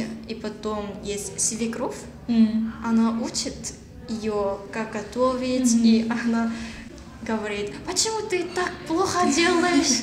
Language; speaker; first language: Russian; non-native, learner; Korean